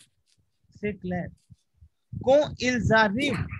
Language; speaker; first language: French; non-native, fluent; Hindi